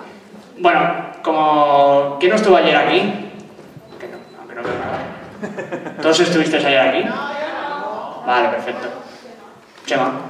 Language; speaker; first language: Spanish; native; Spanish